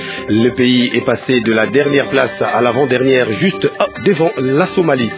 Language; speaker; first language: French; non-native, local second language; Lingala